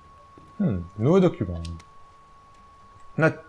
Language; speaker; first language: French; native; French